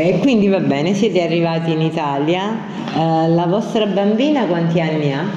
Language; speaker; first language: Italian; native; Italian